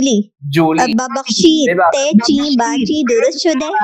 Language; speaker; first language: Persian; non-native, learner; Urdu